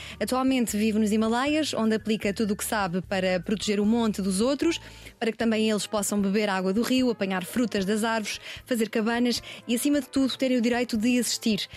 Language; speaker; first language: Portuguese; native; Portuguese